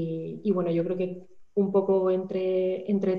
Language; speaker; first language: Spanish; native; Spanish